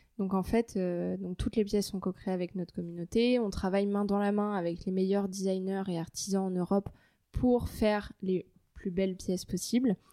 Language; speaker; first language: French; native; French